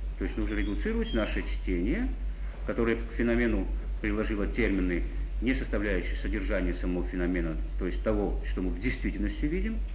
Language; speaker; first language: Russian; non-native, local second language; Georgian